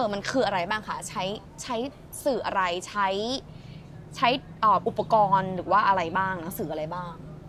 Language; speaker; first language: Thai; native; Thai